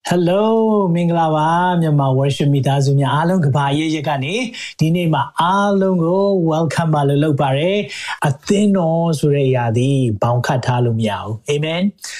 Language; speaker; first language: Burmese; non-native, local second language; Hakha Chin